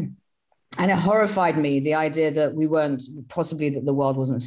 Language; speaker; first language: English; native; English